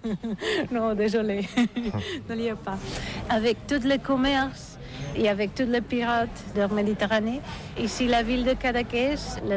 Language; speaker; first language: French; non-native, learner; Catalan